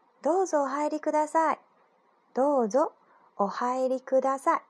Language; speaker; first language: Japanese; non-native, fluent; Chinese